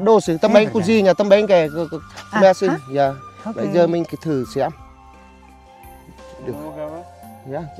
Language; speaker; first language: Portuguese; non-native, learner; Vietnamese